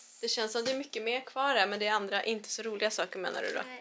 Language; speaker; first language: Swedish; native; Swedish